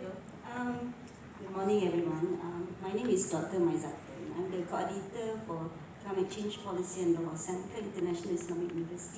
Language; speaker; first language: English; non-native, local second language; Malay